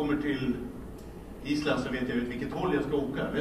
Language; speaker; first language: Swedish; native; Swedish